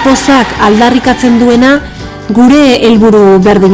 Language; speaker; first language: Basque; native; Basque